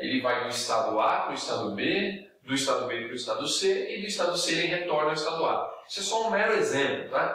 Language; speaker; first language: Portuguese; native; Portuguese